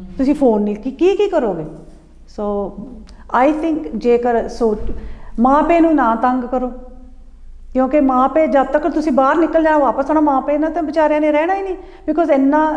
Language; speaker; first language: Punjabi; early bilingual, heritage; Punjabi